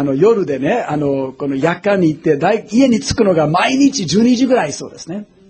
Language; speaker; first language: Japanese; non-native, fluent; English